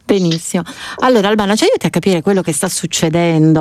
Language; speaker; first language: Italian; native; Italian